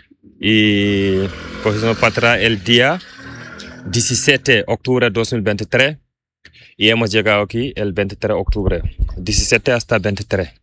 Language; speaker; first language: Spanish; non-native, learner; Fula